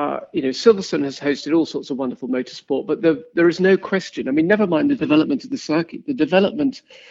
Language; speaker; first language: English; native; English